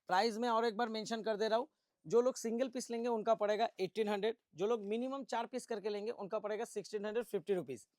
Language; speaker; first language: Hindi; non-native, local second language; Bangla